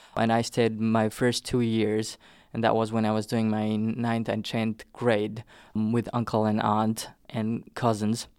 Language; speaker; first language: English; non-native, local second language; Nepali